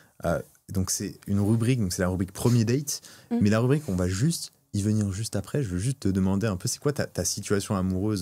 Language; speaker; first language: French; native; French